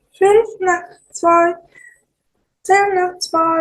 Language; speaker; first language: German; non-native, fluent; Ukrainian